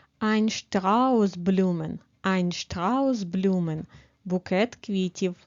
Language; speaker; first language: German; non-native, fluent; Ukrainian